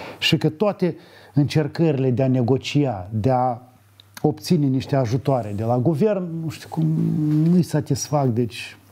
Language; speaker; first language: Romanian; native; Romanian